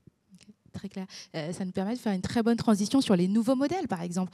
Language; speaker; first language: French; native; French